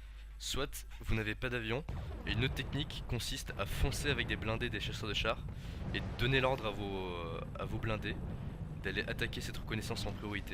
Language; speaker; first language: French; native; French